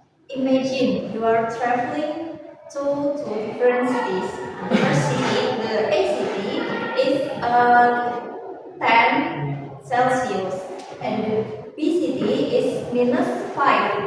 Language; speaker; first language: English; non-native, learner; Indonesian